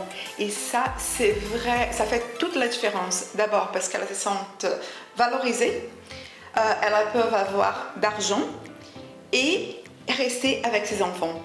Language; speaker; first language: French; non-native, fluent; Portuguese